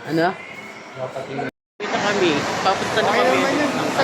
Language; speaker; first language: Filipino; native; Filipino